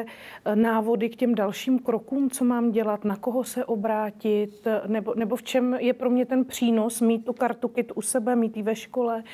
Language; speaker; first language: Czech; native; Czech